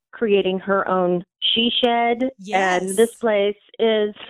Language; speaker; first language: English; native; English